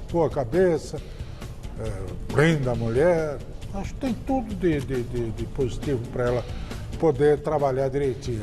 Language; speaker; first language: Portuguese; native; Portuguese